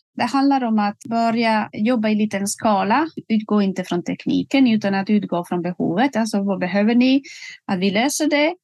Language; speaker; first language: Swedish; non-native, fluent; Spanish